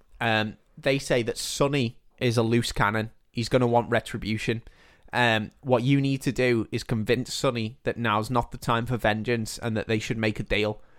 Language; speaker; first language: English; native; English